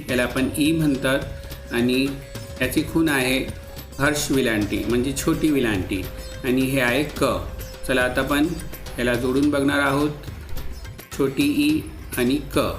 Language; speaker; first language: Marathi; non-native, local second language; Urdu